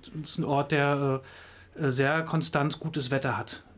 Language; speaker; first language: German; native; German